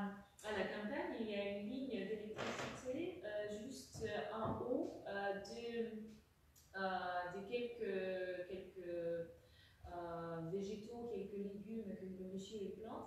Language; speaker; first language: French; non-native, fluent; Russian